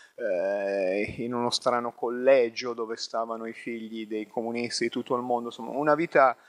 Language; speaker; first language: Italian; native; Italian